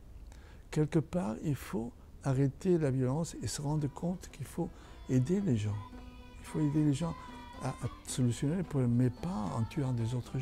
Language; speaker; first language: French; non-native, fluent; Catalan